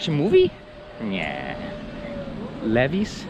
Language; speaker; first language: Polish; early bilingual, heritage; English